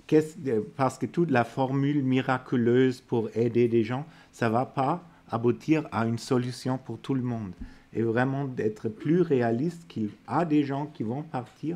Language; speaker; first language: French; non-native, fluent; German